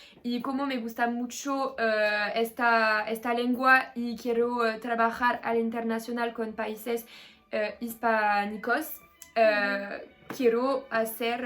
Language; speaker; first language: Spanish; non-native, learner; French